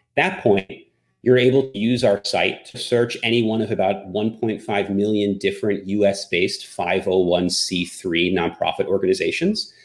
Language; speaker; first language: English; native; English